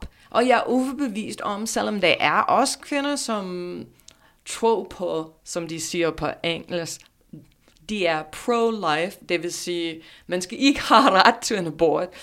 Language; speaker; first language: Danish; non-native, fluent; English